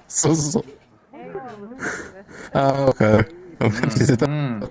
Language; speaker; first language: Japanese; non-native, learner; Spanish